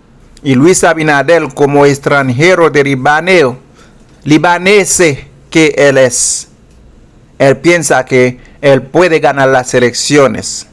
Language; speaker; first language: Spanish; non-native, fluent; Haitian Creole